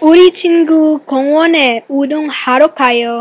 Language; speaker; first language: Korean; non-native, learner; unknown